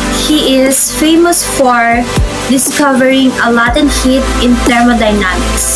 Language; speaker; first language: English; non-native, local second language; Filipino